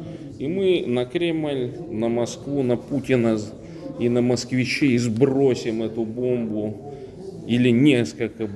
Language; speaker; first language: Russian; native; Russian